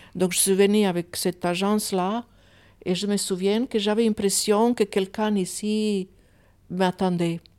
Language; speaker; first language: French; non-native, fluent; Croatian